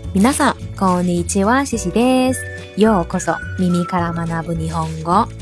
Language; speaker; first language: Japanese; non-native, fluent; Chinese